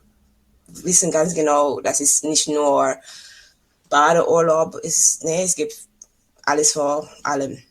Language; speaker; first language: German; non-native, fluent; English